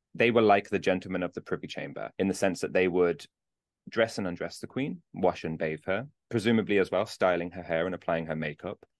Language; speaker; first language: English; native; English